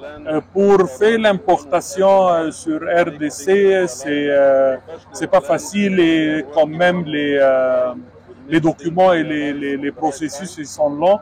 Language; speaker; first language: French; non-native, learner; Arabic